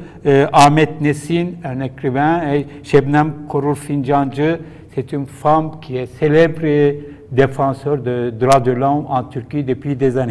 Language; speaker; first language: French; non-native, fluent; Turkish